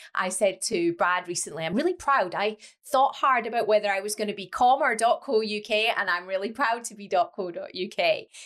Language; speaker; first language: English; native; English